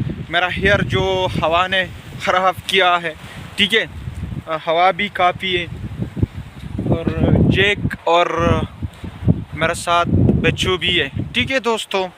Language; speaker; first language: Hindi; non-native, local second language; Pashto